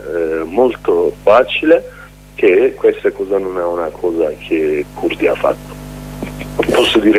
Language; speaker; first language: Italian; non-native, learner; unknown